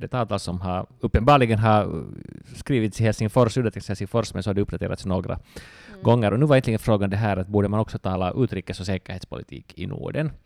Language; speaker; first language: Swedish; native; Swedish